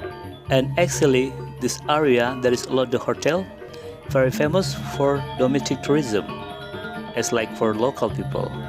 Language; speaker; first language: English; non-native, learner; Indonesian